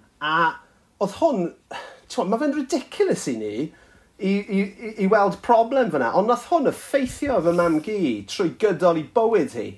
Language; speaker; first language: Welsh; native; Welsh